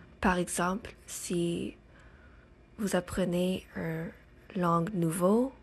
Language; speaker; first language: French; non-native, learner; English